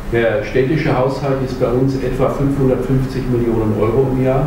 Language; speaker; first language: German; native; German